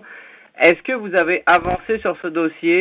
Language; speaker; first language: French; native; French